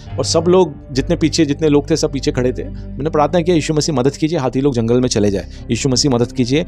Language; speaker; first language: Hindi; native; Hindi